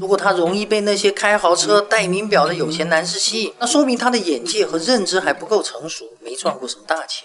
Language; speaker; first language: Chinese; native; Chinese